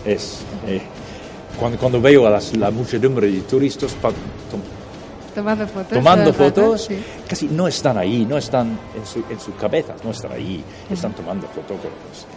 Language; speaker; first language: Spanish; non-native, fluent; English